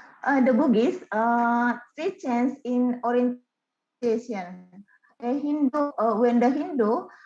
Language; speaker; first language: English; non-native, learner; Indonesian